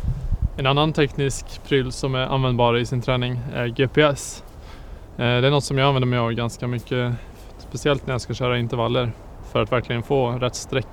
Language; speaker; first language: Swedish; native; Swedish